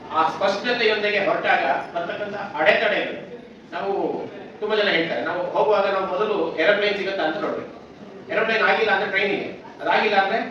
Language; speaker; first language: Kannada; non-native, local second language; Kodava